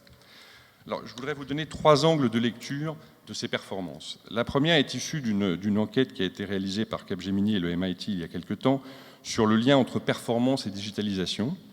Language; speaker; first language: French; native; French